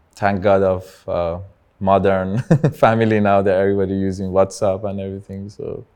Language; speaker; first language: English; non-native, fluent; Persian